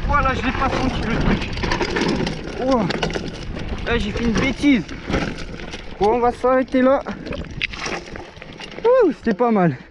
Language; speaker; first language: French; native; French